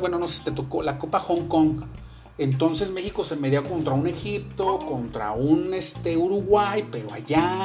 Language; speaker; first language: Spanish; native; Spanish